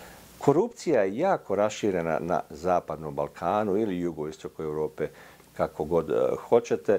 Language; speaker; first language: Serbian; native; Serbian